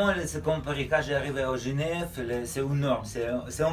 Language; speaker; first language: French; non-native, learner; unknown